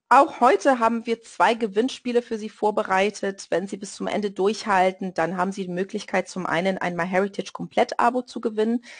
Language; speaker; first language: German; non-native, fluent; Portuguese